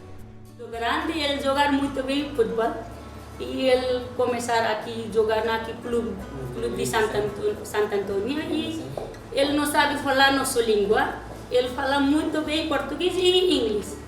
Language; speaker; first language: Portuguese; non-native, learner; Nepali